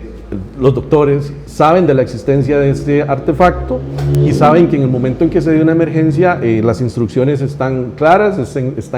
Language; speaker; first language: Spanish; native; Spanish